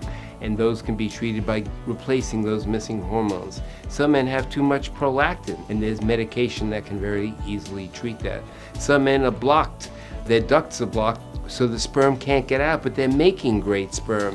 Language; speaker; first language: English; native; English